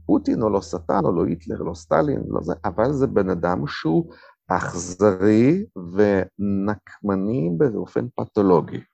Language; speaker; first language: Hebrew; non-native, fluent; Russian